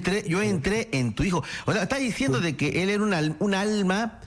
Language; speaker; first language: Spanish; native; Spanish